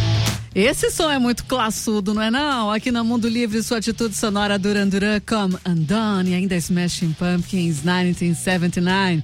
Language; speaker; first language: Portuguese; native; Portuguese